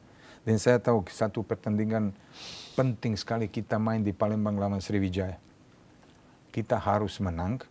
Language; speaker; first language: Indonesian; non-native, learner; Serbian